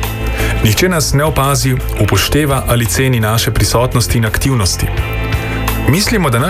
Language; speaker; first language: Slovenian; native; Slovenian